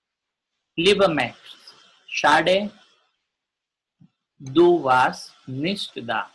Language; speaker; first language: German; non-native, learner; Gujarati